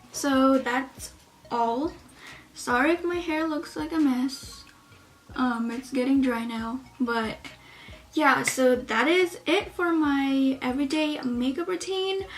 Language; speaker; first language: English; native; English